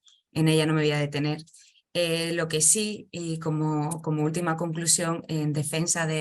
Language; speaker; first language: Spanish; native; Spanish